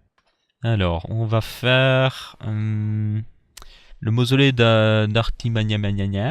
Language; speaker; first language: French; native; French